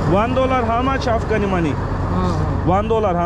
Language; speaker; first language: English; non-native, learner; Turkish